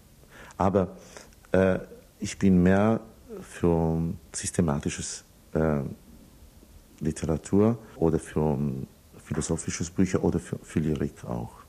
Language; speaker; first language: German; non-native, fluent; Italian